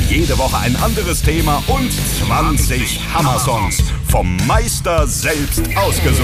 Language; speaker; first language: German; native; German